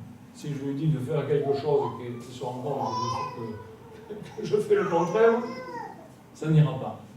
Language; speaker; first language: French; native; French